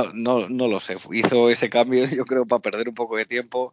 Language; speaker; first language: Spanish; native; Spanish